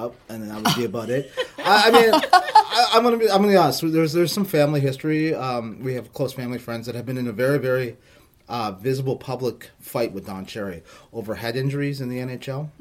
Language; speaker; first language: English; native; English